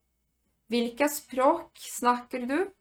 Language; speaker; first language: Norwegian; non-native, fluent; Polish